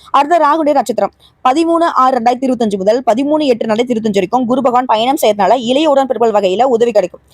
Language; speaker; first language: Tamil; native; Tamil